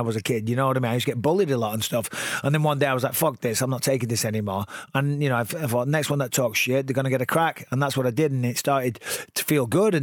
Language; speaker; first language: English; native; English